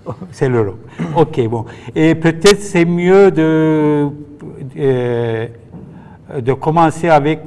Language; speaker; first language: French; non-native, fluent; Turkish